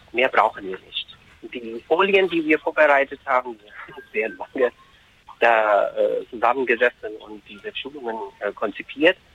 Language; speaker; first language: German; non-native, fluent; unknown